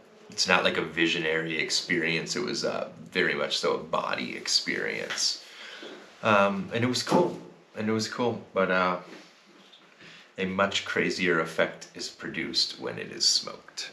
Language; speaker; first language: English; native; English